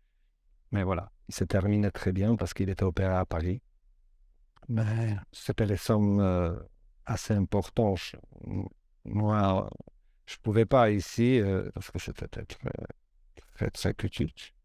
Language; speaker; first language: French; non-native, learner; Polish